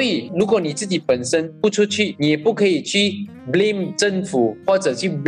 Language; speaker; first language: Chinese; native; Chinese